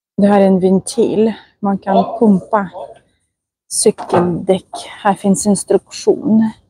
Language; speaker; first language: Swedish; non-native, fluent; Russian